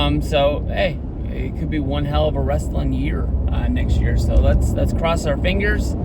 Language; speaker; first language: English; native; English